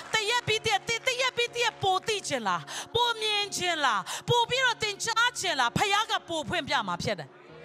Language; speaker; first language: Burmese; non-native, local second language; Kachin